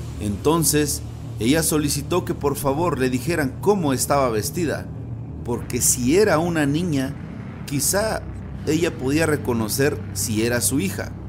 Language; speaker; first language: Spanish; native; Spanish